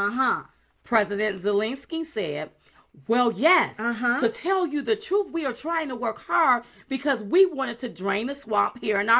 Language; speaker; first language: English; native; English